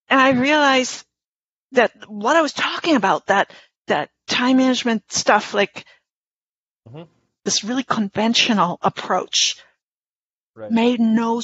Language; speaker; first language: English; non-native, fluent; German